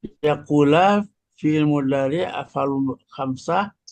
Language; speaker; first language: Arabic; non-native, learner; Indonesian